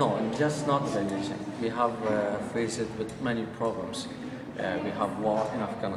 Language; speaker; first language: English; non-native, learner; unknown